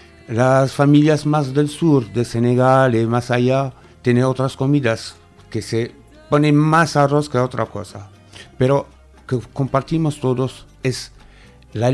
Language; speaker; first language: Spanish; non-native, fluent; Arabic